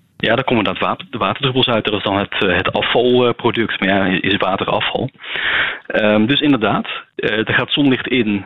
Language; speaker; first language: Dutch; native; Dutch